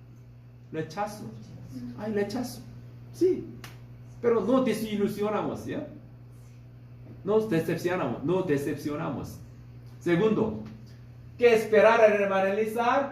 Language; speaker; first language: Spanish; non-native, fluent; Korean